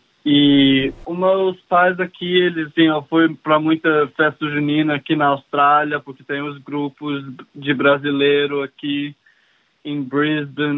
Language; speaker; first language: Portuguese; early bilingual, heritage; English